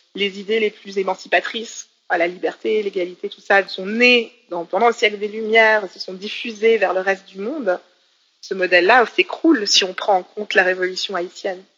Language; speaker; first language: French; native; French